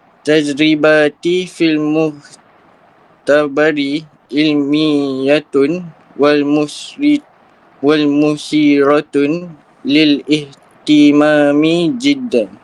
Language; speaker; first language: Arabic; non-native, learner; Malay